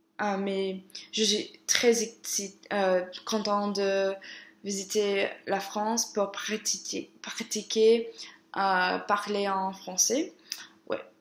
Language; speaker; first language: French; non-native, learner; English